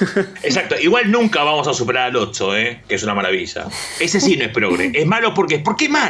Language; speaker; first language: Spanish; native; Spanish